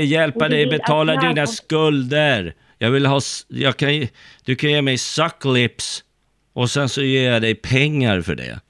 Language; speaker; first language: Swedish; native; Swedish